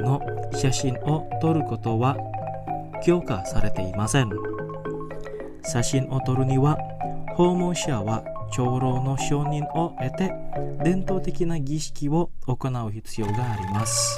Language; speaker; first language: Japanese; non-native, fluent; Indonesian